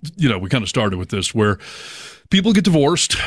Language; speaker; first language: English; native; English